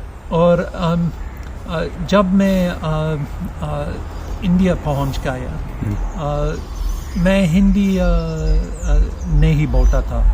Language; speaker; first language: Hindi; non-native, learner; English